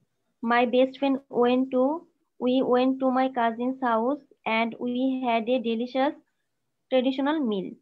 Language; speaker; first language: English; non-native, learner; Bangla